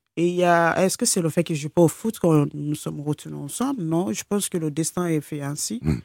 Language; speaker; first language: French; non-native, fluent; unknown